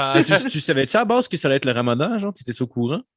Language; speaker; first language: French; native; French